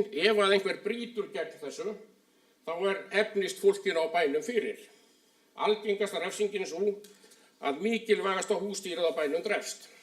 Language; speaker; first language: Icelandic; native; Icelandic